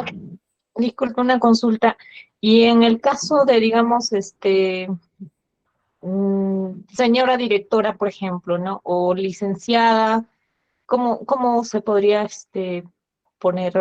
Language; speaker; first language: Spanish; native; Spanish